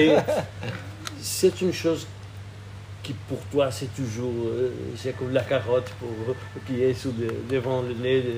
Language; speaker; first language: French; non-native, fluent; Portuguese